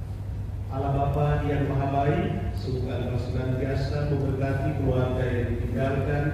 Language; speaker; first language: Indonesian; native; Indonesian